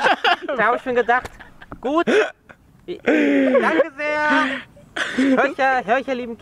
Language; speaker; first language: German; native; German